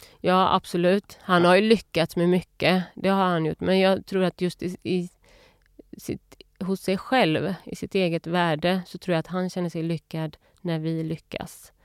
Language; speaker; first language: Swedish; early bilingual, other home language; Persian